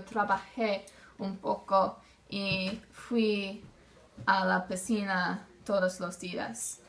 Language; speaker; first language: Spanish; non-native, learner; English